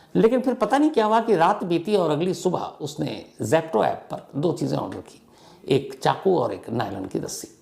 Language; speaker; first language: Hindi; native; Hindi